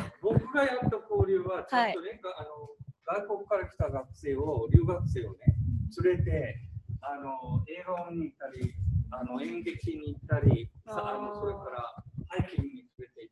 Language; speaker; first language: Japanese; native; Japanese